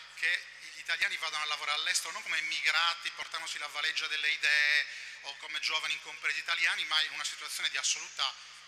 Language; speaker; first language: Italian; native; Italian